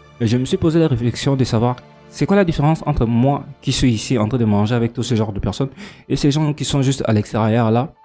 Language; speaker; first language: French; non-native, local second language; Lingala